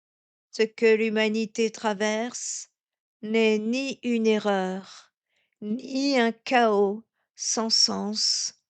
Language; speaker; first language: French; native; French